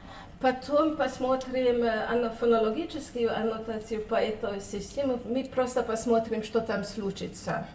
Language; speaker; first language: Russian; non-native, fluent; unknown